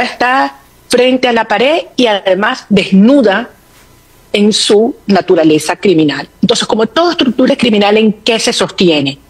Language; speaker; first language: Spanish; native; Spanish